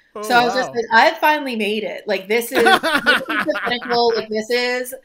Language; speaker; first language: English; native; English